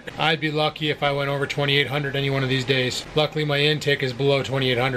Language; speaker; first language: English; native; English